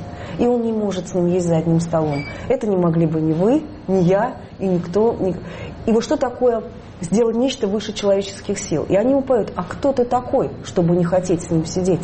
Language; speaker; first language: Russian; native; Russian